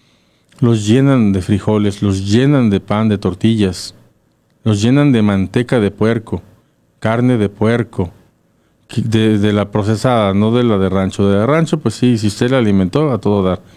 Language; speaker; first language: Spanish; native; Spanish